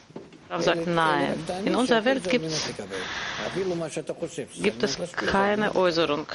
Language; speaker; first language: German; non-native, fluent; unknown